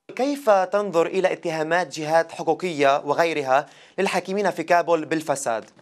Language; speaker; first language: Arabic; native; Arabic